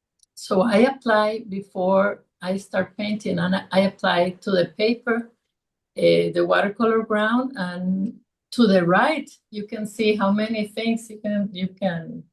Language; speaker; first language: English; non-native, fluent; Spanish